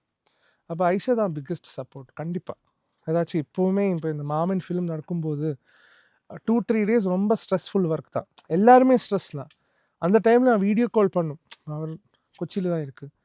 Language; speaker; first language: Tamil; non-native, learner; Malayalam